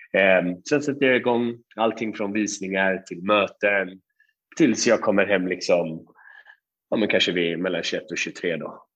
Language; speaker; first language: Swedish; early bilingual, other home language; Persian